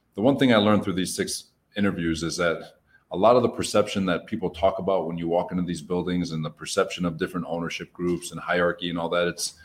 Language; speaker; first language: English; native; English